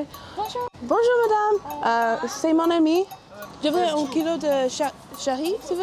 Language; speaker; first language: French; non-native, learner; English